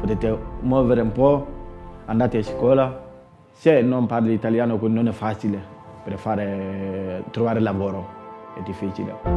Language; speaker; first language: Italian; non-native, learner; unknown